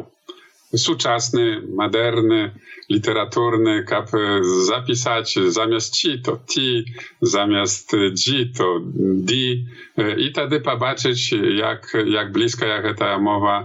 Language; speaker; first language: Polish; non-native, learner; Belarusian